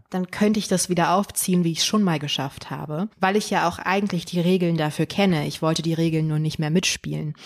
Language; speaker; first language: German; early bilingual, other home language; Polish